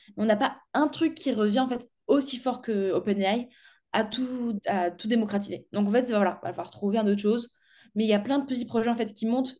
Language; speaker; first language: French; native; French